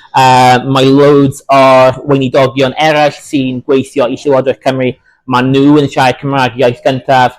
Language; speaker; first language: Welsh; non-native, local second language; English